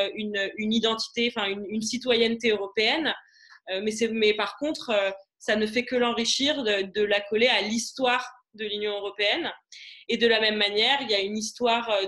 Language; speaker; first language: French; non-native, local second language; Arabic